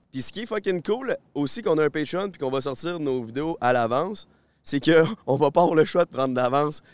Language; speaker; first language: French; native; French